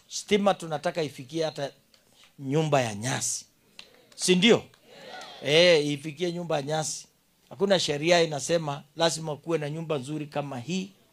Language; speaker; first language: Swahili; non-native, local second language; Kalenjin